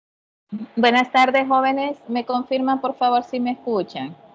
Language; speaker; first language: Spanish; native; Spanish